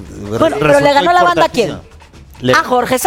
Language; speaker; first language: Spanish; native; Spanish